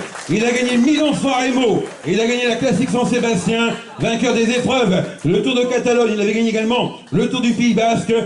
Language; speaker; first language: French; native; French